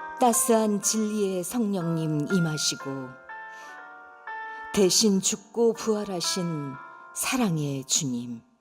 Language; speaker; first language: Korean; native; Korean